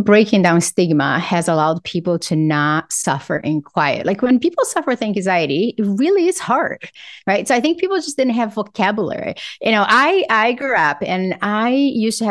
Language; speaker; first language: English; non-native, fluent; Portuguese